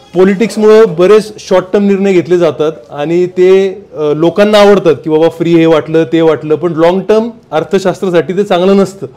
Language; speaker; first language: Marathi; native; Marathi